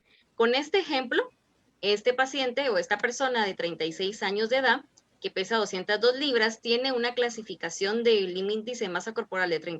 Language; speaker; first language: Spanish; native; Spanish